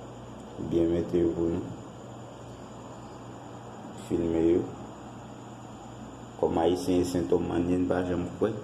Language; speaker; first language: French; non-native, learner; Haitian Creole